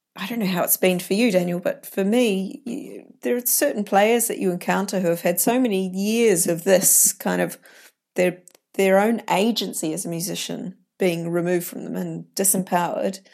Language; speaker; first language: English; native; English